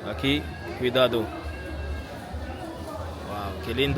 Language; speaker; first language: Portuguese; non-native, learner; French